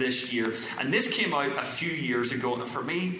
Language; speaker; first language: English; native; English